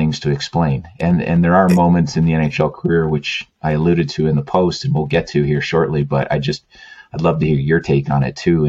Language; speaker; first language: English; native; English